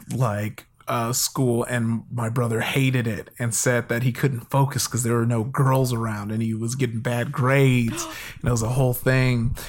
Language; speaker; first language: English; native; English